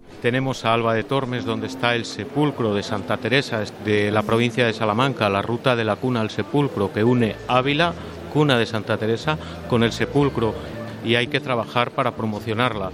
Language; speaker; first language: Spanish; native; Spanish